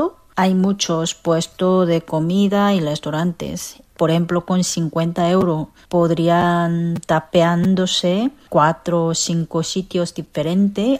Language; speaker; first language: Spanish; non-native, fluent; Korean